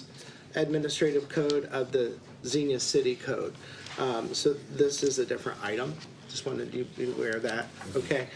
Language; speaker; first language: English; native; English